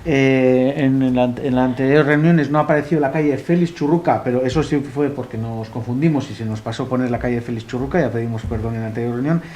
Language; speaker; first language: Spanish; non-native, local second language; Basque